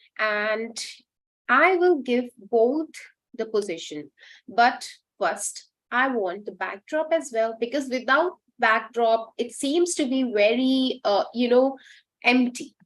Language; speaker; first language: English; non-native, local second language; Hindi